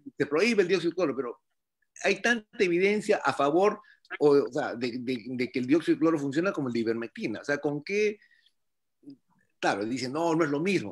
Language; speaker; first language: Spanish; native; Spanish